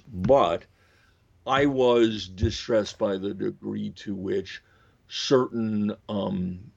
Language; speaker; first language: English; native; English